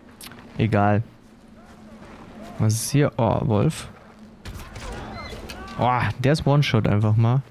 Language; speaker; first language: German; native; German